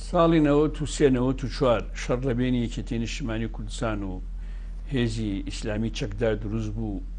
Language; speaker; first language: Central Kurdish; native; Central Kurdish